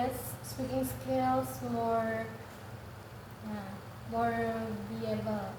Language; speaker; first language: English; non-native, learner; Indonesian